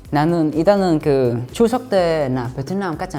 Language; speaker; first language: Korean; non-native, learner; Vietnamese